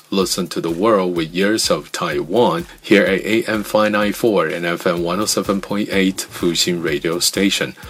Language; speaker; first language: English; non-native, fluent; Chinese